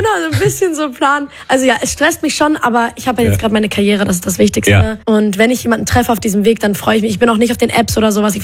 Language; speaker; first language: German; native; German